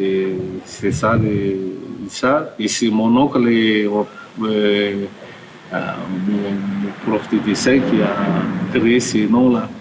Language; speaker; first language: French; non-native, local second language; Malagasy